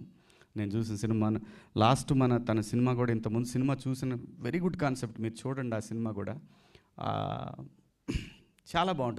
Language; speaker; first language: Telugu; native; Telugu